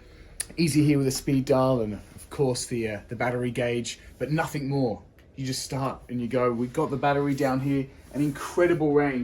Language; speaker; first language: English; native; English